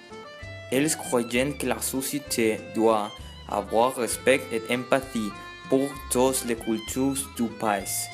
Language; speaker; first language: French; non-native, learner; Spanish